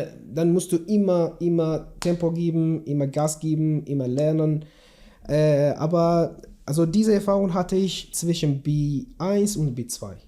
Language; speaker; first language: German; non-native, learner; Kurdish